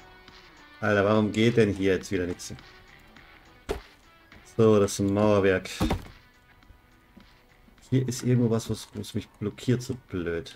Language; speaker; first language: German; native; German